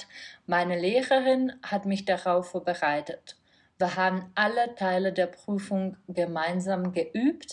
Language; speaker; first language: German; non-native, fluent; Czech